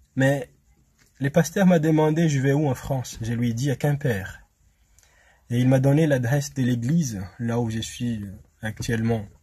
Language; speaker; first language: French; non-native, local second language; Malagasy